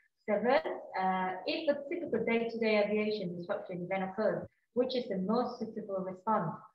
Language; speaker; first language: English; non-native, fluent; Vietnamese